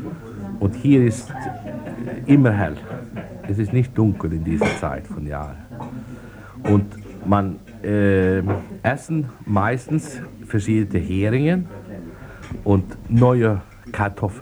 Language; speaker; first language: German; non-native, learner; Swedish